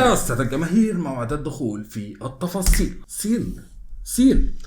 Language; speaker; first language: Arabic; native; Arabic